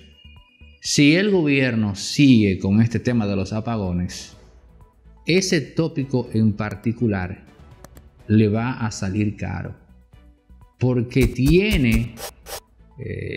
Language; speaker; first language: Spanish; native; Spanish